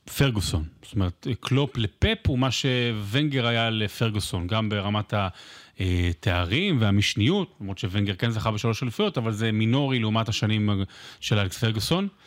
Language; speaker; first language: Hebrew; native; Hebrew